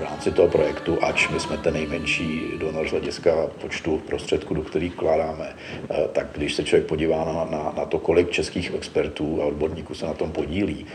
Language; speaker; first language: Czech; native; Czech